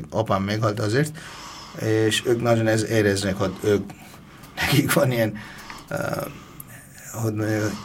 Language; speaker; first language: Hungarian; non-native, fluent; Bangla